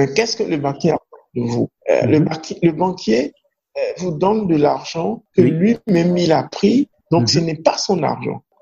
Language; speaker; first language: French; non-native, local second language; Fon